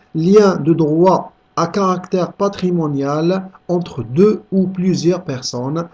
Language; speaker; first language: French; non-native, local second language; Arabic